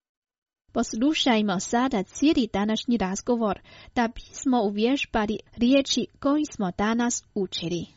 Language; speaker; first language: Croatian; non-native, fluent; Chinese